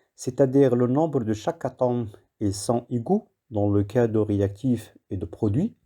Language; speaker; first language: French; non-native, local second language; Arabic